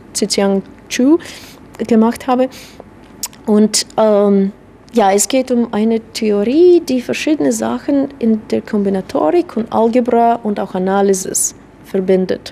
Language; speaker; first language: German; non-native, fluent; Russian